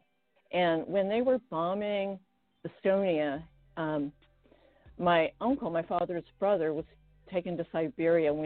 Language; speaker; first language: English; non-native, fluent; Estonian